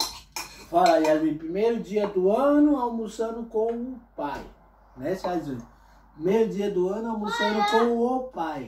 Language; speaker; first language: Portuguese; native; Portuguese